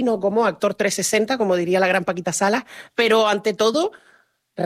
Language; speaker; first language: Spanish; native; Spanish